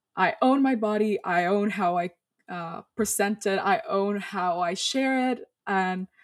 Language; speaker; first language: English; non-native, fluent; Spanish